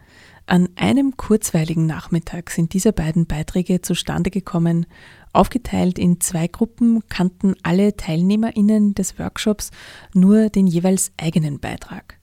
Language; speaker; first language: German; native; German